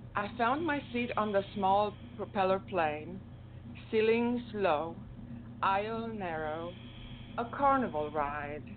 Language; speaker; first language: English; non-native, fluent; Romanian